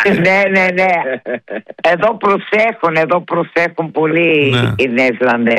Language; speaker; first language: Greek; early bilingual, heritage; Greek